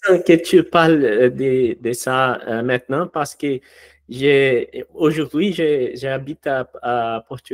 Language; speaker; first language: French; non-native, learner; Portuguese